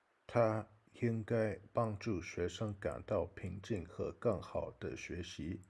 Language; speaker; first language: Chinese; non-native, learner; English